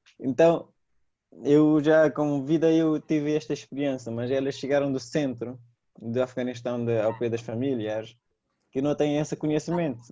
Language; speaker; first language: Portuguese; non-native, fluent; Persian